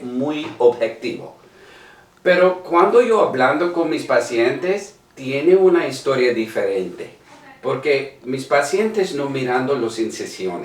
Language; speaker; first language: Spanish; non-native, learner; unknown